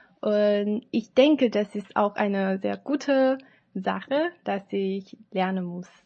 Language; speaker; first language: German; non-native, learner; Chinese